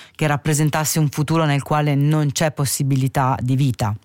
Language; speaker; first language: Italian; native; Italian